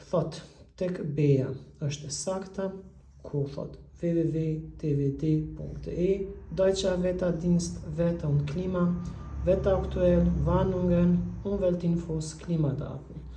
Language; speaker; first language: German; non-native, fluent; Albanian